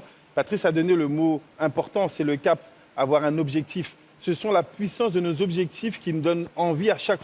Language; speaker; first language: French; native; French